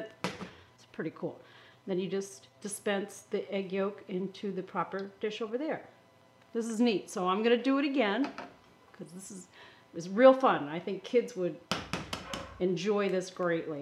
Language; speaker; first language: English; native; English